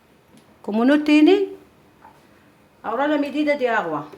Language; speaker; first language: Spanish; non-native, learner; Arabic